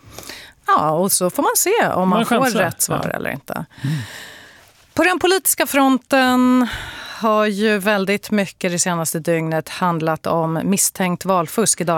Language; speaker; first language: Swedish; native; Swedish